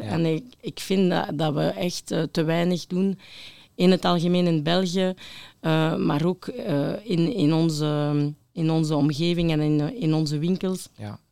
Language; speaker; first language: Dutch; non-native, local second language; French